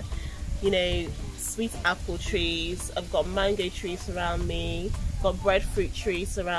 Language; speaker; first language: English; non-native, local second language; Akan